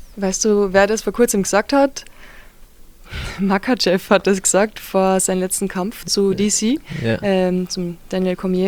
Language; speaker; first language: German; native; German